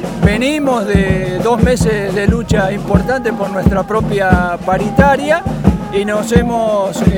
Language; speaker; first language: Spanish; native; Spanish